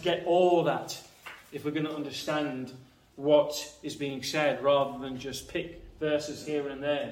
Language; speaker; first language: English; native; English